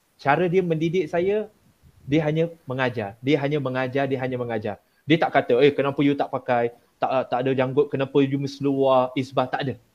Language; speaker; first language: Malay; non-native, local second language; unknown